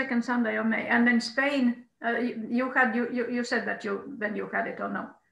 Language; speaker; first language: English; non-native, fluent; Croatian